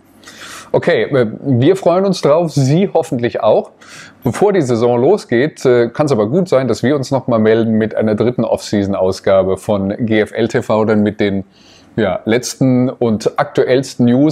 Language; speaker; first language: German; native; German